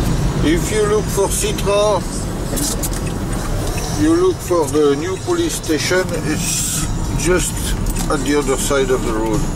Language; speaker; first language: English; non-native, learner; French